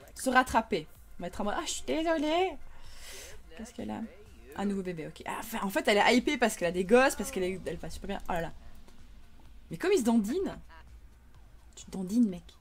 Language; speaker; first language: French; native; French